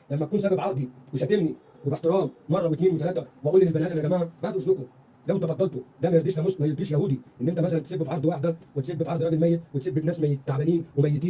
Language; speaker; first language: Arabic; native; Arabic